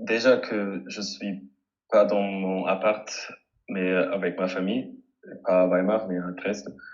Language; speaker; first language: French; non-native, fluent; German